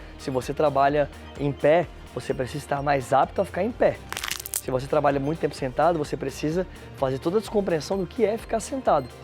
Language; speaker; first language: Portuguese; native; Portuguese